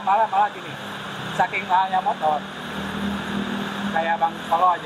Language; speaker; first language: Indonesian; native; Indonesian